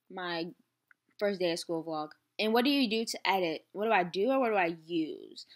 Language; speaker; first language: English; native; English